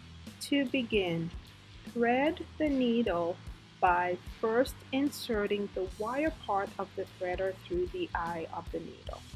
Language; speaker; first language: English; native; English